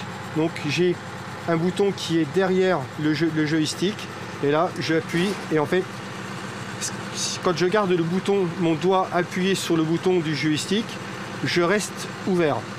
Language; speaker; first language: French; native; French